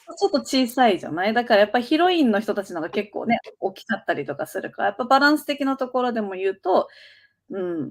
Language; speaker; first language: Japanese; native; Japanese